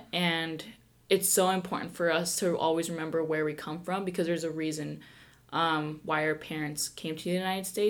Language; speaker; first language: English; early bilingual, other home language; Spanish